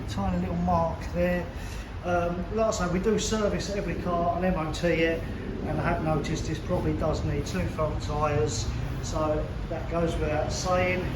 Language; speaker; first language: English; native; English